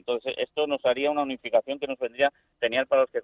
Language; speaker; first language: Spanish; native; Spanish